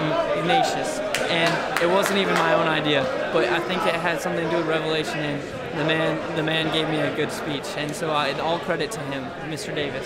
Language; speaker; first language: English; native; English